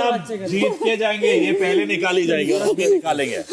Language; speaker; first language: Hindi; native; Hindi